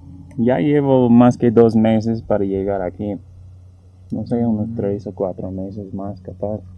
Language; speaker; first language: Spanish; non-native, fluent; English